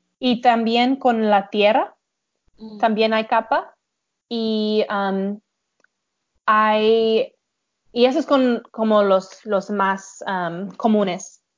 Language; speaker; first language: Spanish; non-native, learner; English